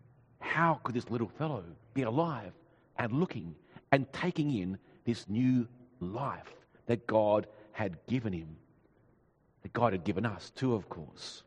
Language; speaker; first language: English; native; English